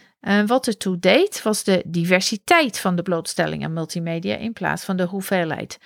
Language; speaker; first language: Dutch; non-native, fluent; English